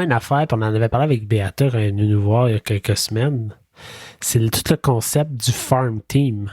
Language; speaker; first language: French; native; French